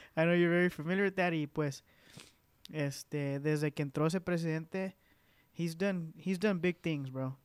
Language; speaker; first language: Spanish; early bilingual, heritage; Spanish